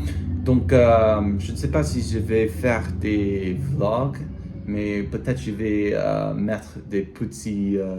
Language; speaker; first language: French; non-native, learner; English